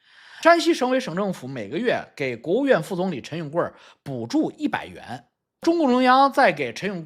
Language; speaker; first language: Chinese; native; Chinese